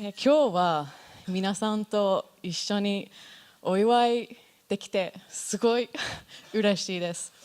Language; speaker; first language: Japanese; non-native, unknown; English